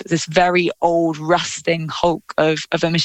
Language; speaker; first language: English; native; English